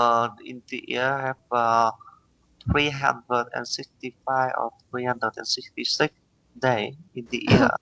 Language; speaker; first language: English; non-native, learner; Vietnamese